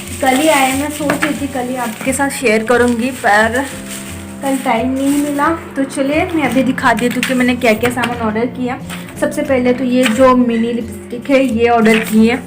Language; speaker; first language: Hindi; native; Hindi